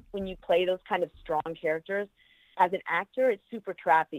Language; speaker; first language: English; native; English